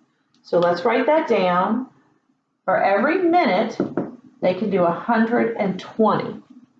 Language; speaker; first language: English; native; English